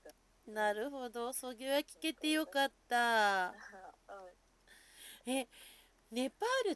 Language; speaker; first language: Japanese; native; Japanese